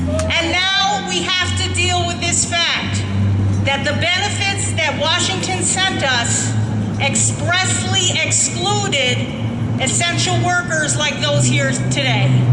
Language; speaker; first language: English; native; English